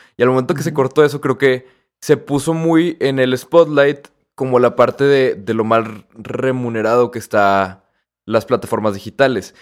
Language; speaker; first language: Spanish; native; Spanish